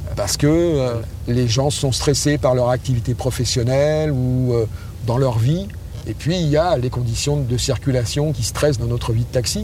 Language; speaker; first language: French; native; French